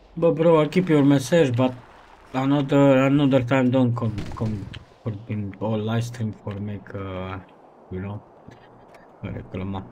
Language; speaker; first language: English; non-native, learner; Romanian